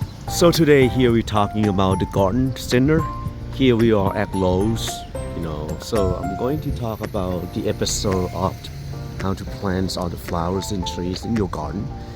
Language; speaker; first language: English; non-native, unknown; Thai